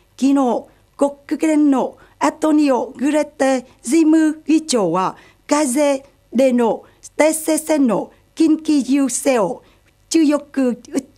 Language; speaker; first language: Japanese; non-native, fluent; Vietnamese